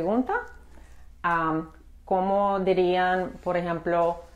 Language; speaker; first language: Spanish; non-native, fluent; English